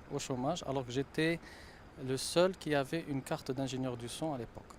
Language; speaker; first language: French; non-native, local second language; Arabic